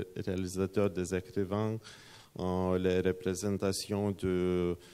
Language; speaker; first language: French; non-native, fluent; Lithuanian